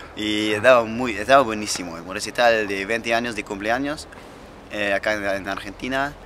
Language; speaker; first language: Spanish; non-native, learner; German